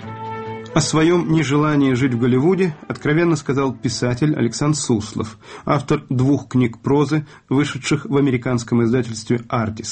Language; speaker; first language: Russian; native; Russian